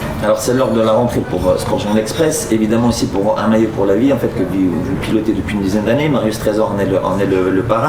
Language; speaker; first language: French; native; French